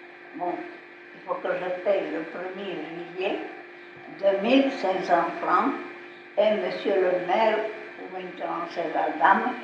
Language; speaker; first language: French; non-native, local second language; Basque